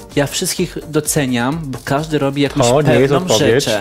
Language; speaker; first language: Polish; native; Polish